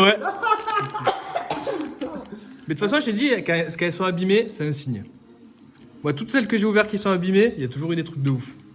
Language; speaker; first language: French; native; French